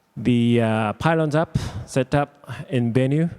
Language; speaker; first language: English; non-native, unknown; Japanese